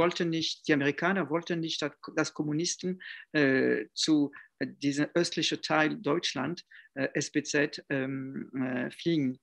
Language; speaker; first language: German; non-native, fluent; French